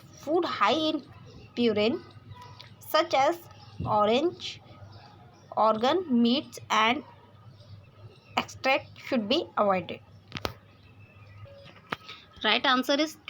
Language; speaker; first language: English; non-native, local second language; Hindi